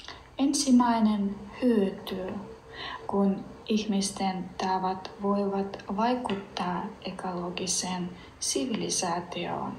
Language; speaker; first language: Finnish; non-native, learner; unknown